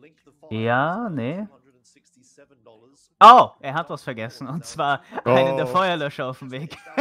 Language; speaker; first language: German; native; German